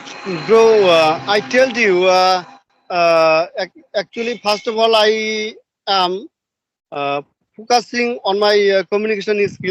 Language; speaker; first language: English; non-native, learner; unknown